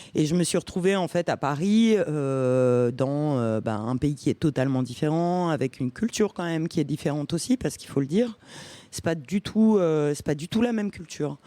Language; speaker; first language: French; early bilingual, other home language; Romanian